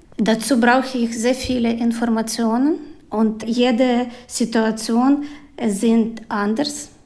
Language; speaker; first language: German; non-native, learner; Ukrainian